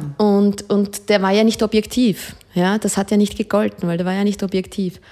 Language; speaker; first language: German; early bilingual, other home language; Spanish